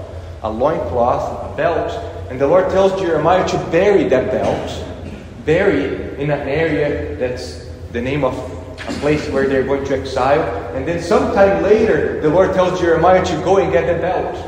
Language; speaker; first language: English; non-native, fluent; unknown